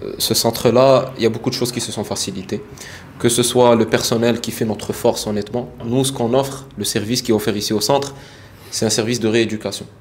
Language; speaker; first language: French; early bilingual, other home language; Arabic